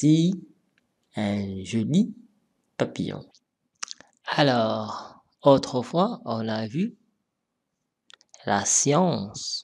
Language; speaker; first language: French; non-native, local second language; Arabic